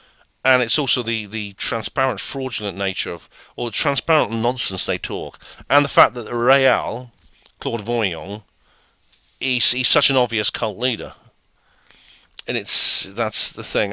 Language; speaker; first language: English; native; English